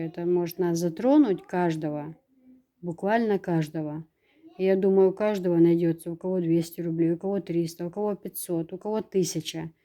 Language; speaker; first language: Russian; native; Russian